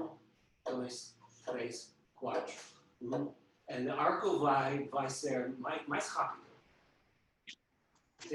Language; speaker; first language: Portuguese; non-native, learner; English